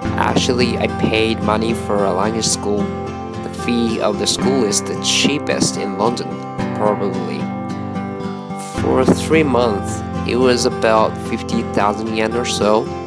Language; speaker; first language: English; non-native, fluent; Japanese